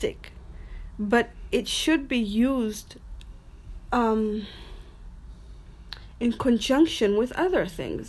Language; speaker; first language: English; non-native, local second language; Swahili